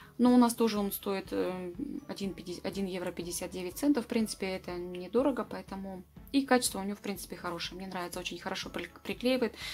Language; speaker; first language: Russian; native; Russian